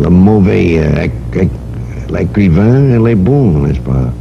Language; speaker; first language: French; non-native, fluent; English